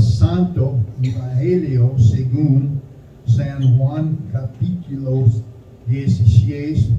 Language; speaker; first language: Spanish; non-native, learner; German